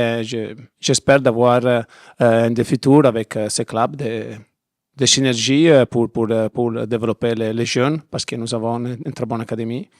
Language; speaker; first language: French; non-native, learner; Italian